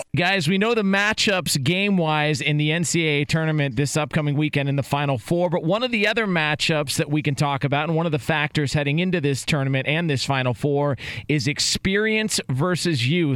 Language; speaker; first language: English; native; English